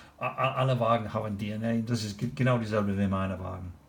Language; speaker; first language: German; non-native, learner; English